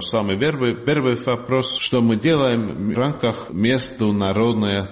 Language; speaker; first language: Russian; non-native, learner; Estonian